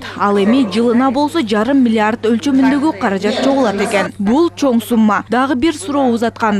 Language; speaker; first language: Kyrgyz; native; Kyrgyz